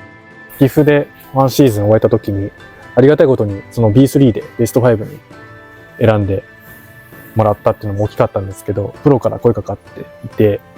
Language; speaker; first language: Japanese; native; Japanese